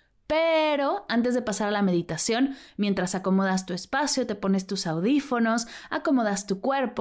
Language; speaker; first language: Spanish; native; Spanish